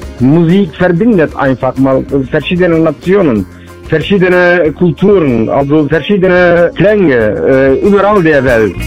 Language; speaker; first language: German; early bilingual, other home language; Turkish